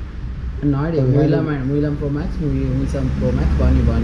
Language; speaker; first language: Vietnamese; non-native, learner; Kannada